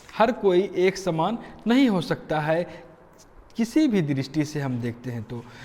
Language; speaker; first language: Hindi; native; Hindi